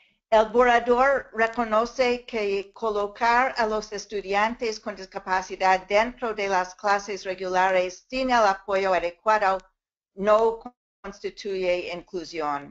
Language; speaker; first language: Spanish; non-native, fluent; English